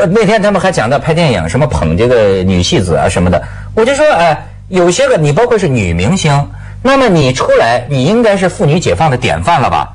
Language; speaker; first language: Chinese; native; Chinese